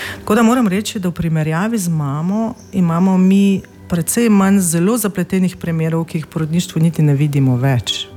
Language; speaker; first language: Slovenian; non-native, fluent; Russian